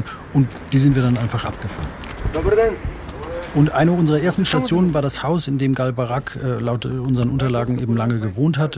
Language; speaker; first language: German; native; German